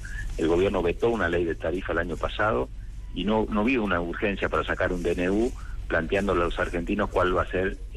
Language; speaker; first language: Spanish; native; Spanish